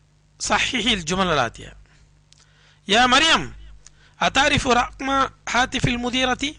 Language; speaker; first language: Arabic; non-native, fluent; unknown